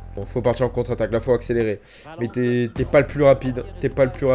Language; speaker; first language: French; native; French